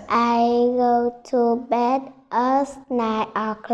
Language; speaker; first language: English; non-native, learner; Vietnamese